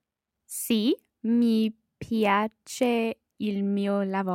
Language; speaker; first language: Italian; non-native, learner; English